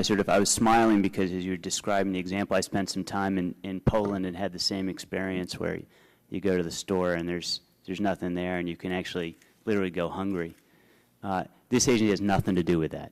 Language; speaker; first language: English; native; English